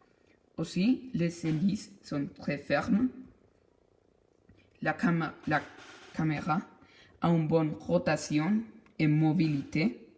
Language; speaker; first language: French; non-native, learner; Spanish